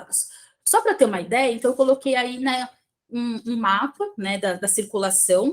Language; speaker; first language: Portuguese; native; Portuguese